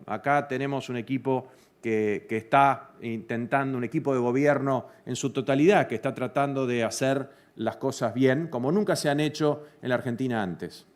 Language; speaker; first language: Spanish; native; Spanish